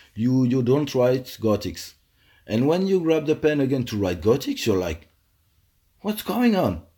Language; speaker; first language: English; non-native, fluent; French